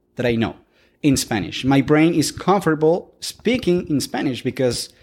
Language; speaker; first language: English; non-native, fluent; Spanish